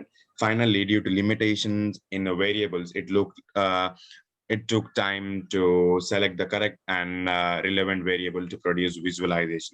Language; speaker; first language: English; non-native, local second language; Urdu